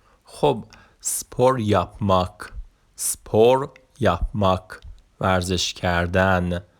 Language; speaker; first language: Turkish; non-native, fluent; Persian